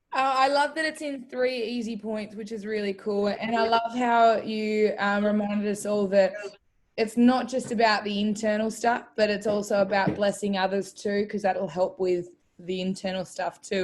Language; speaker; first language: English; native; English